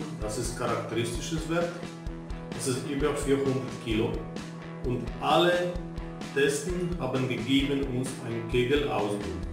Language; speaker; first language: German; non-native, learner; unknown